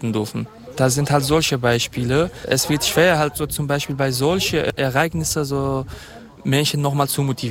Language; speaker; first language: German; non-native, fluent; Kurdish